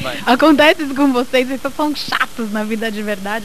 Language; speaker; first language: Portuguese; native; Portuguese